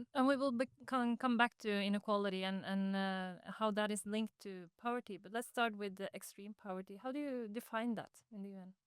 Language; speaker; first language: English; non-native, fluent; Norwegian